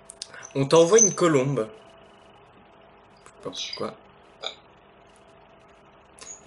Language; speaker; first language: French; native; French